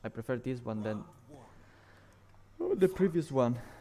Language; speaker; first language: English; non-native, fluent; Italian